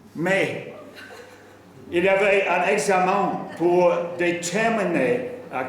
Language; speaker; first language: French; non-native, learner; English